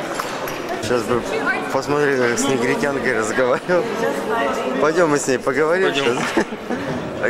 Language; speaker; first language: Russian; native; Russian